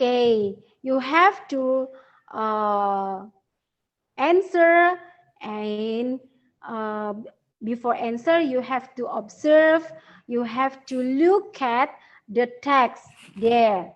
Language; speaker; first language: English; non-native, learner; Indonesian